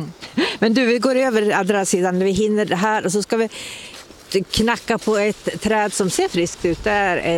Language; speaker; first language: Swedish; native; Swedish